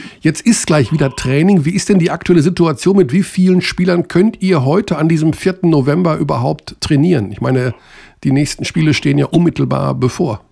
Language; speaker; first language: German; native; German